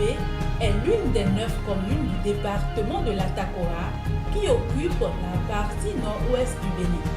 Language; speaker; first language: French; native; French